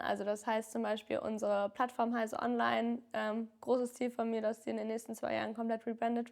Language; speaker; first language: German; native; German